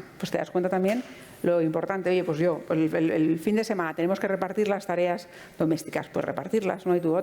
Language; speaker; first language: Spanish; native; Spanish